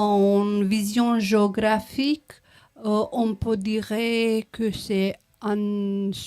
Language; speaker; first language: French; non-native, learner; Romanian